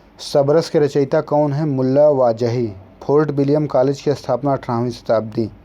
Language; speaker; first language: Hindi; native; Hindi